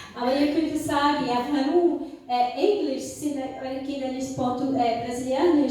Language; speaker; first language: German; non-native, fluent; Portuguese